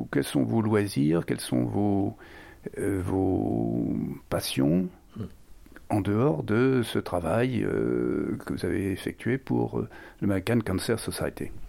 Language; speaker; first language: French; native; French